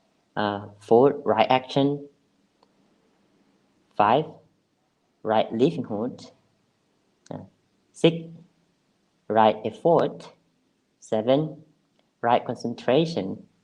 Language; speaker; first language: English; non-native, fluent; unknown